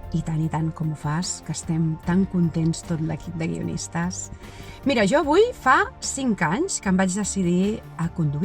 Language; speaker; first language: Catalan; native; Catalan